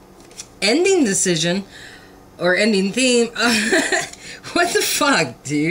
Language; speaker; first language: English; native; English